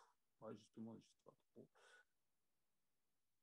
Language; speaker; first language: French; non-native, learner; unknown